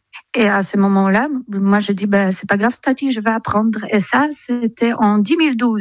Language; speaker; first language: French; non-native, fluent; Polish